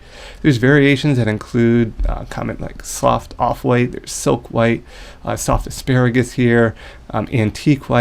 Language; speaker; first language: English; native; English